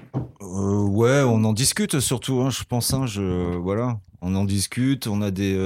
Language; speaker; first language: French; native; French